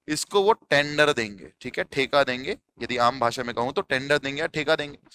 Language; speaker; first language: Hindi; native; Hindi